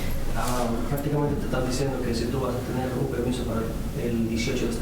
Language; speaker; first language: Spanish; native; Spanish